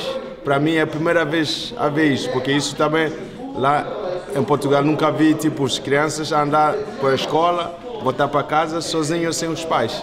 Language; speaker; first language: Portuguese; non-native, learner; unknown